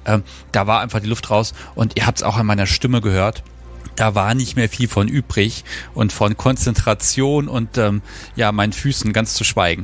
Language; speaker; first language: German; native; German